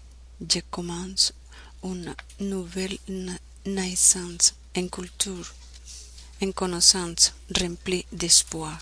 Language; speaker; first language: French; non-native, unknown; Spanish